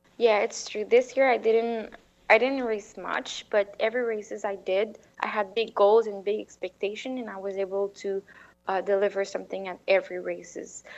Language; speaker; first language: English; non-native, fluent; French